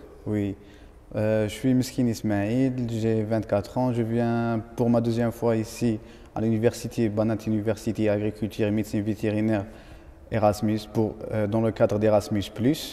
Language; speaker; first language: French; non-native, local second language; Arabic